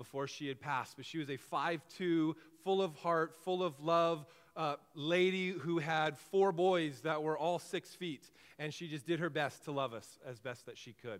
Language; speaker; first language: English; native; English